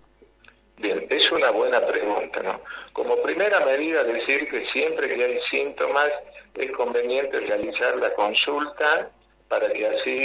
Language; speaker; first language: Spanish; native; Spanish